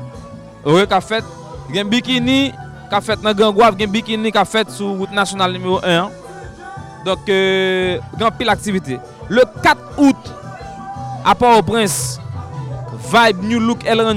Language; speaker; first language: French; non-native, local second language; Haitian Creole